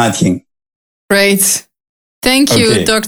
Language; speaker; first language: English; non-native, learner; Dutch